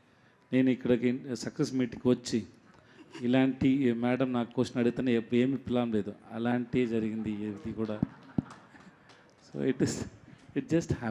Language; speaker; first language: Telugu; non-native, learner; Tamil